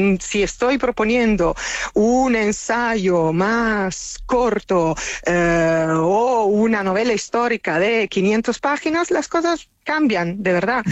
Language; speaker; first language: Spanish; non-native, fluent; Italian